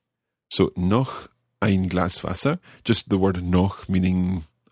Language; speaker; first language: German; non-native, learner; English